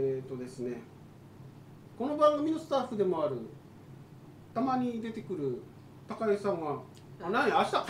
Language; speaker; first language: Japanese; native; Japanese